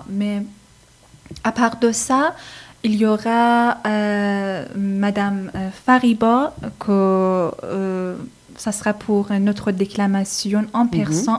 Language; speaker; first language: French; non-native, fluent; Persian